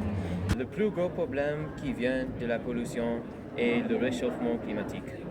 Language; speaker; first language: French; non-native, learner; English